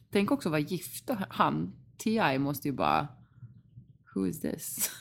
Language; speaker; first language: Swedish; native; Swedish